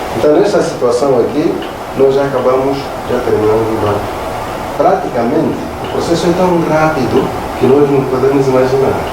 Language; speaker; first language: Portuguese; non-native, local second language; Makhuwa